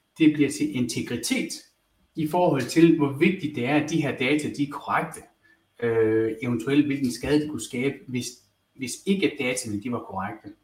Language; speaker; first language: Danish; native; Danish